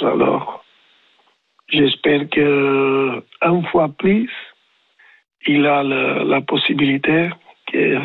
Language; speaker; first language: French; non-native, learner; Spanish